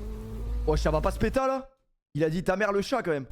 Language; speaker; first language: French; native; French